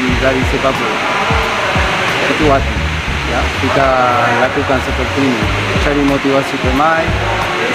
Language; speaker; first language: Indonesian; non-native, fluent; Spanish